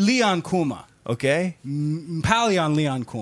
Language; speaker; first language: Finnish; non-native, learner; English